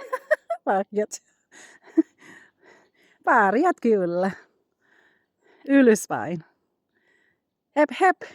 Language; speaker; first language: Finnish; non-native, learner; Bikol